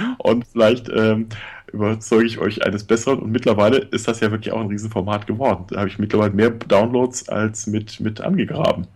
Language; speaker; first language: German; native; German